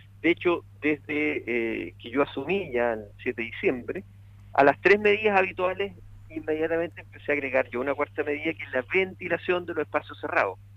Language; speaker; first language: Spanish; native; Spanish